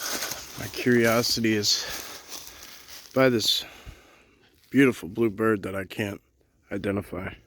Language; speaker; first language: English; native; English